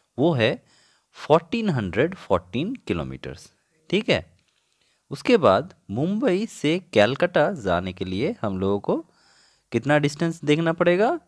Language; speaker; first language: Hindi; non-native, local second language; Bangla